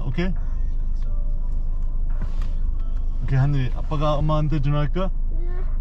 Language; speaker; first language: Korean; early bilingual, heritage; English